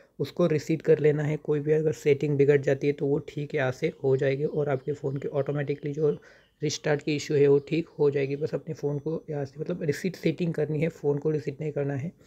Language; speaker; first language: Hindi; native; Hindi